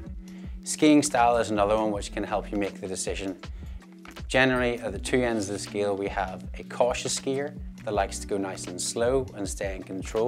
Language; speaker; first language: English; native; English